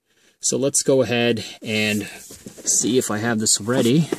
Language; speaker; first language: English; native; English